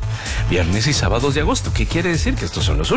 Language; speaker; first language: Spanish; native; Spanish